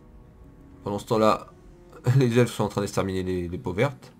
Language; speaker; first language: French; native; French